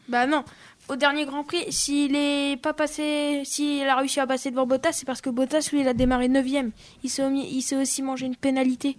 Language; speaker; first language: French; native; French